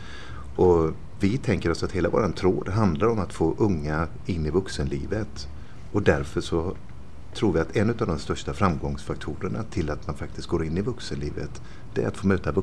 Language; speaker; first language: Swedish; native; Swedish